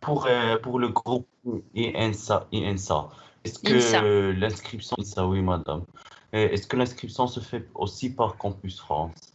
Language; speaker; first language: French; non-native, local second language; Arabic